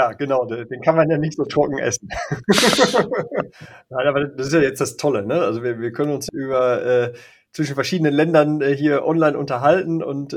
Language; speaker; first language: German; native; German